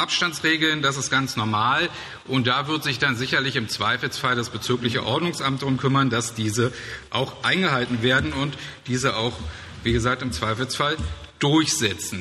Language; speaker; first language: German; native; German